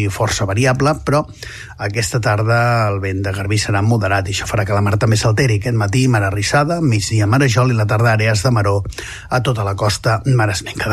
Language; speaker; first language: Catalan; native; Catalan